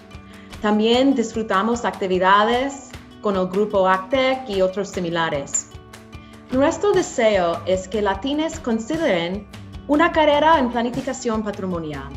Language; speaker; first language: Spanish; non-native, learner; English